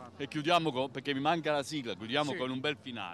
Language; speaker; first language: Italian; native; Italian